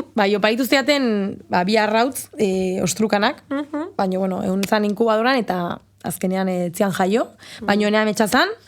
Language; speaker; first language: Basque; non-native, local second language; Spanish